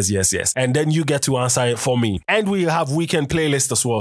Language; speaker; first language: English; non-native, local second language; Akan